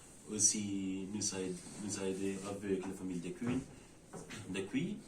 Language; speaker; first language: French; non-native, learner; Spanish